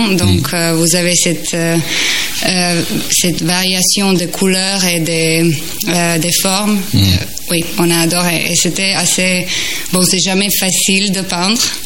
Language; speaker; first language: French; non-native, fluent; Croatian